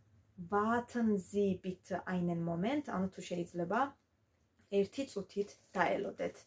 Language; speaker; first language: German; non-native, fluent; Georgian